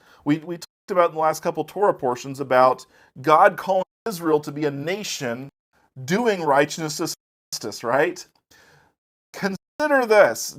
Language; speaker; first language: English; native; English